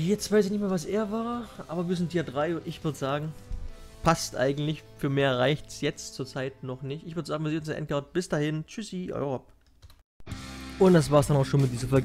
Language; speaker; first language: German; native; German